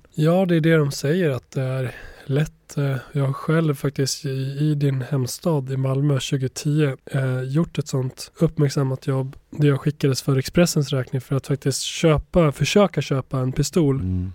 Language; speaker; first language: Swedish; early bilingual, other home language; Albanian